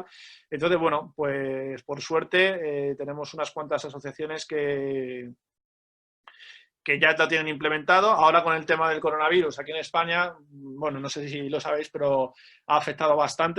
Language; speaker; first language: Spanish; native; Spanish